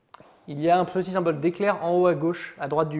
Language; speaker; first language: French; native; French